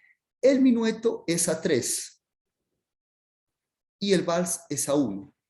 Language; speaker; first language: Spanish; native; Spanish